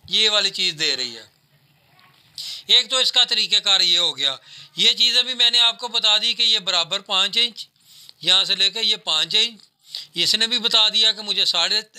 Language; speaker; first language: Urdu; non-native, local second language; Punjabi